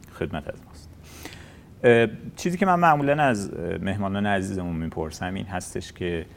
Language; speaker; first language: Persian; native; Persian